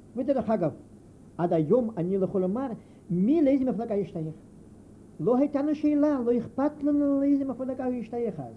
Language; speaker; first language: Hebrew; non-native, fluent; Yiddish